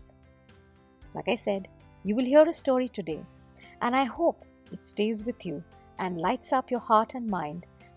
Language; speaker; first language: English; non-native, local second language; Bangla